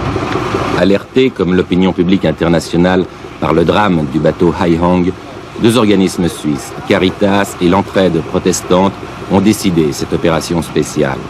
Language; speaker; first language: French; native; French